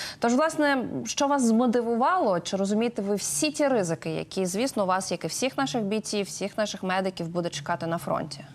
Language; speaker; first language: Ukrainian; native; Ukrainian